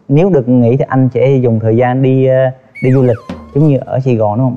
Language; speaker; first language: Vietnamese; native; Vietnamese